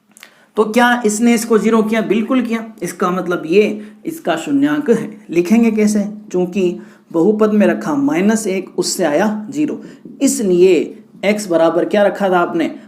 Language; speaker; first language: Hindi; native; Hindi